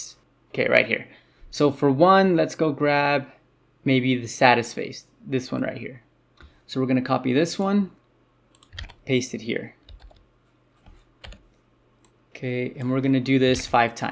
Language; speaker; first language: English; native; English